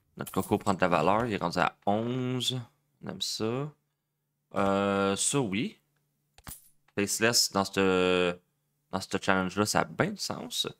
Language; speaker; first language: French; native; French